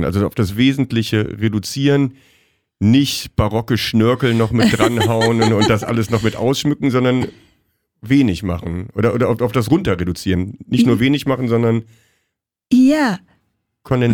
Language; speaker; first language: German; native; German